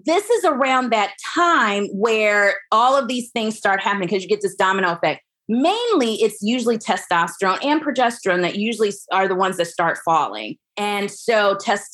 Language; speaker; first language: English; native; English